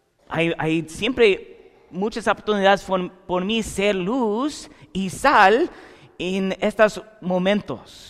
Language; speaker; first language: Spanish; non-native, learner; English